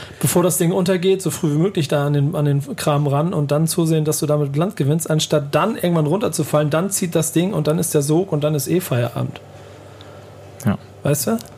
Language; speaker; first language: German; native; German